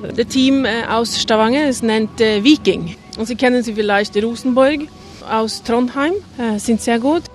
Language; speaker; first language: German; non-native, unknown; Norwegian